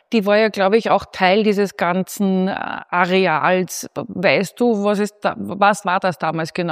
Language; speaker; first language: German; native; German